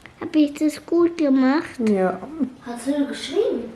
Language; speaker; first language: German; early bilingual, other home language; Turkish